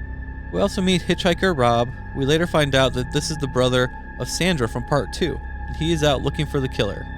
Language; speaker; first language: English; native; English